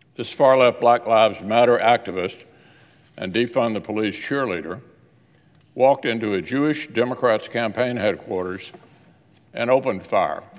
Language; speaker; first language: English; native; English